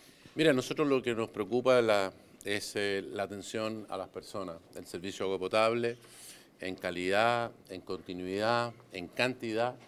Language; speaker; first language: Spanish; native; Spanish